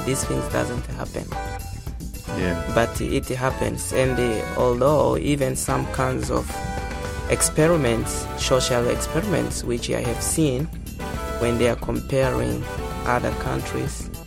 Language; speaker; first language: English; non-native, local second language; Portuguese